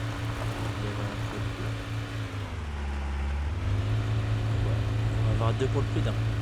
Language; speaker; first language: French; native; French